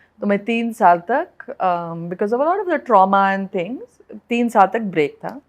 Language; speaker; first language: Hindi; native; Hindi